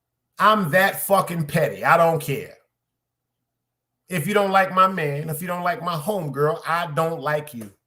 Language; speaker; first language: English; native; English